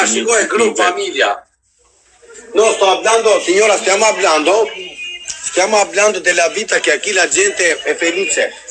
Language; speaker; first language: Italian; non-native, learner; Albanian